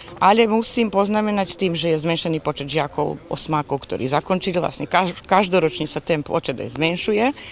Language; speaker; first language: Slovak; native; Slovak